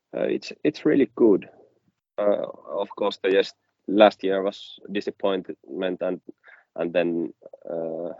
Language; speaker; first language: English; non-native, fluent; Finnish